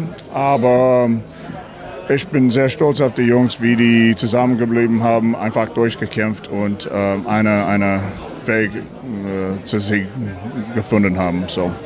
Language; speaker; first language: German; non-native, fluent; English